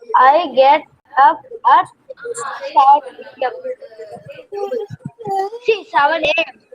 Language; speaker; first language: English; non-native, learner; Tamil